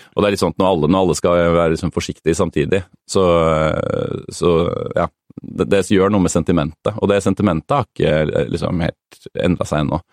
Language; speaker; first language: Norwegian; native; Norwegian